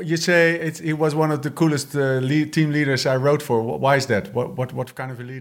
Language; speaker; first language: English; non-native, fluent; Dutch